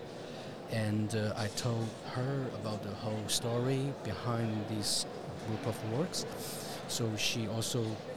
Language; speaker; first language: English; non-native, fluent; Chinese